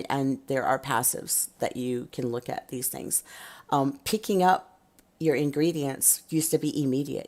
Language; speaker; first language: English; native; English